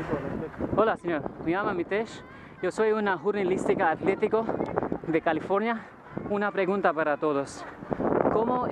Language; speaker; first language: Spanish; non-native, learner; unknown